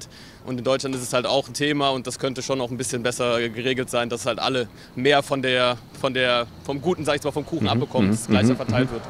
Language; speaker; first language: German; native; German